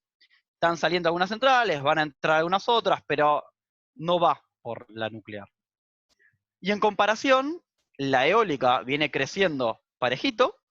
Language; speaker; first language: Spanish; native; Spanish